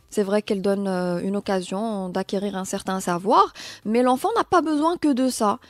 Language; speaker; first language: French; non-native, local second language; Arabic